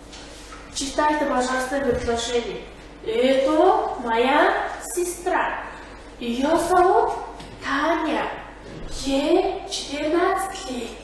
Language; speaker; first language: Russian; non-native, fluent; Mongolian